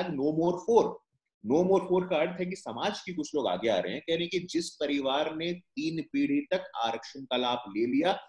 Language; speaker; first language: Hindi; native; Hindi